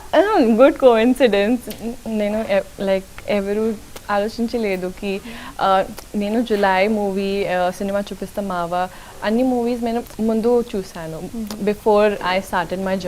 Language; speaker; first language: Telugu; non-native, local second language; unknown